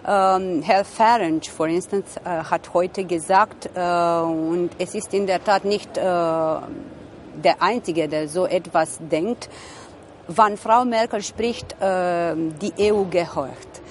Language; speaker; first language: German; non-native, fluent; Romanian